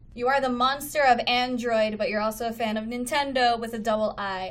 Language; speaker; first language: English; native; English